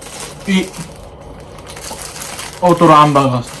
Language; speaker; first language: Spanish; non-native, learner; Japanese